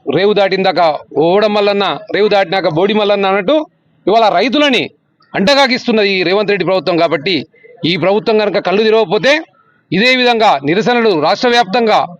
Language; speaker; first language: Telugu; native; Telugu